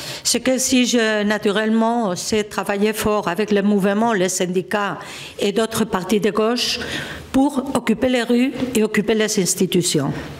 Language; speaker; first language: French; non-native, fluent; Spanish